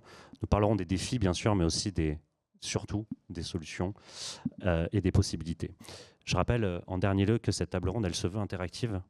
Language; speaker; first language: French; native; French